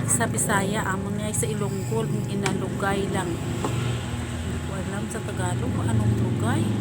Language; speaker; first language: Filipino; non-native, local second language; Hiligaynon